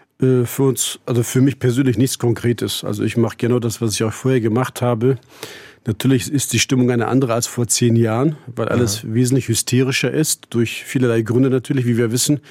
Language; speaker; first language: German; early bilingual, other home language; Turkish